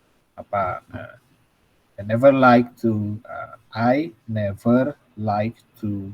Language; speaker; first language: English; non-native, fluent; Indonesian